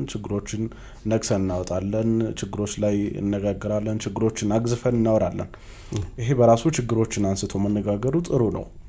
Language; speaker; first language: Amharic; native; Amharic